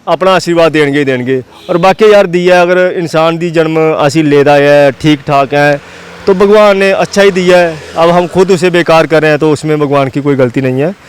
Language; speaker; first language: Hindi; non-native, local second language; Dogri